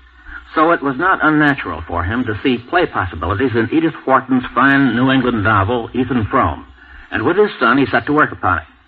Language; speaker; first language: English; native; English